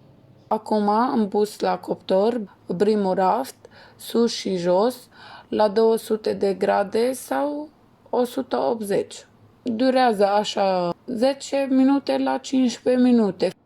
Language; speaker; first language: Romanian; non-native, learner; Arabic